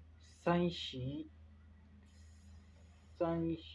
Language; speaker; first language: Chinese; non-native, learner; Hausa